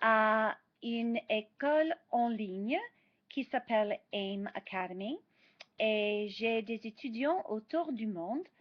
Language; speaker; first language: French; non-native, fluent; English